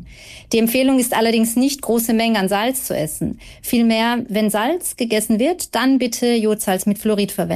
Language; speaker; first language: German; native; German